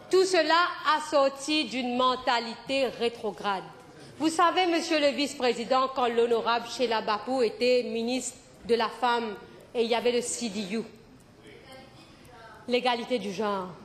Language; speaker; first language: French; non-native, local second language; Morisyen